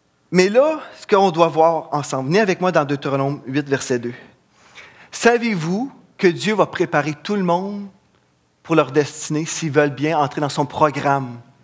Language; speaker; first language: French; native; French